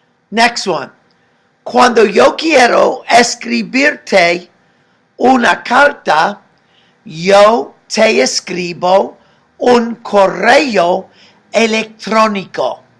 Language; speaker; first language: Spanish; non-native, fluent; English